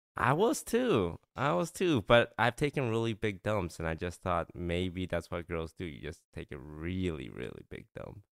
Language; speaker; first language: English; non-native, local second language; Chinese